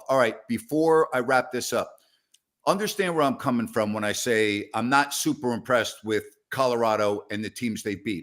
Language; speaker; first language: English; native; English